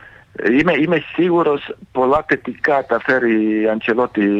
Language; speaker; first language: Greek; non-native, fluent; Serbian